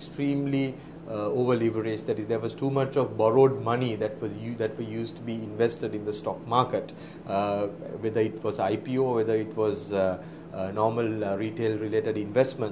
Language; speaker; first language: English; non-native, local second language; Sinhala